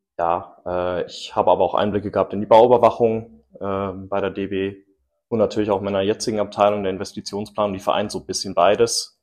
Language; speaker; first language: German; early bilingual, other home language; English